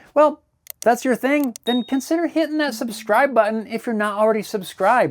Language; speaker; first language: English; native; English